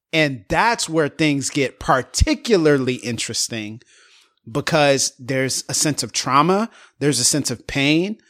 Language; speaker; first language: English; early bilingual, other home language; Yoruba